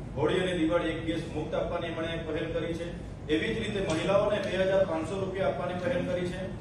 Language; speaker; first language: Gujarati; non-native, local second language; Vasavi